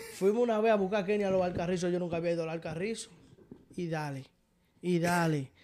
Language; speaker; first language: Spanish; native; Spanish